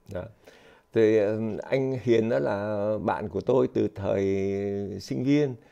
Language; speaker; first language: Vietnamese; native; Vietnamese